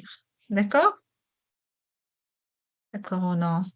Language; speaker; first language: French; non-native, local second language; Arabic